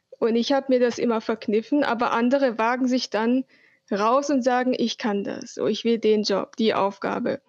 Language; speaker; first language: German; native; German